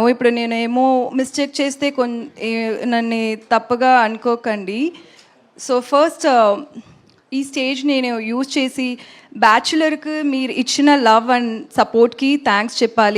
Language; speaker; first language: Telugu; non-native, learner; Tamil